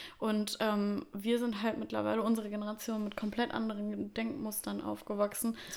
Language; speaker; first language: German; early bilingual, other home language; Russian